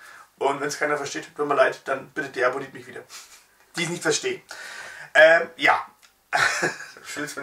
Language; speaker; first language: German; native; German